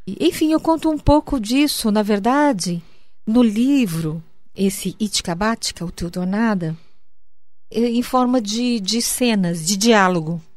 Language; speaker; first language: Portuguese; early bilingual, other home language; Japanese